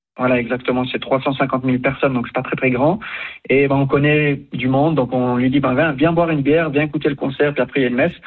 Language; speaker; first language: French; native; French